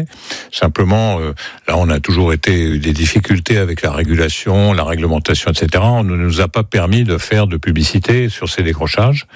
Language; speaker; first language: French; native; French